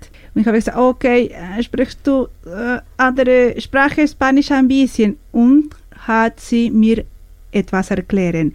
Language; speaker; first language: German; non-native, learner; Spanish